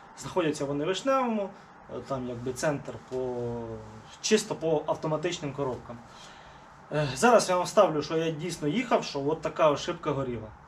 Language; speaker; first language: Ukrainian; non-native, local second language; Russian